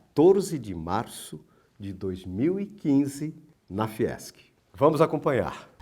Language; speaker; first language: Portuguese; native; Portuguese